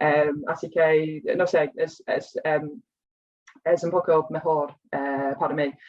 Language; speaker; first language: Spanish; non-native, fluent; English